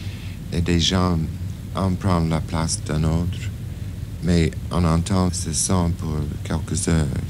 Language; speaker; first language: French; non-native, fluent; English